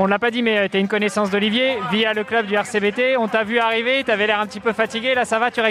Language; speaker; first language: French; native; French